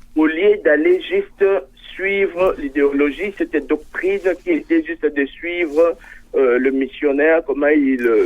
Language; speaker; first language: French; non-native, local second language; Lingala